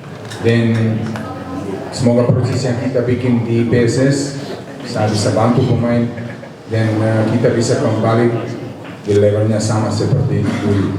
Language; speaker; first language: Indonesian; non-native, fluent; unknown